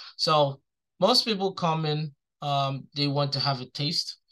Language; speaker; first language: English; non-native, local second language; Igbo